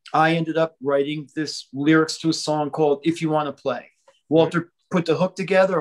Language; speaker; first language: English; native; English